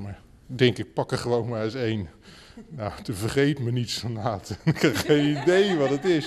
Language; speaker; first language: Dutch; native; Dutch